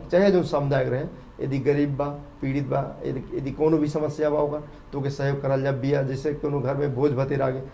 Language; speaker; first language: Bhojpuri; non-native, local second language; Dangaura Tharu